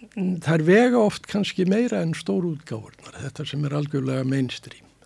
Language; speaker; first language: Icelandic; native; Icelandic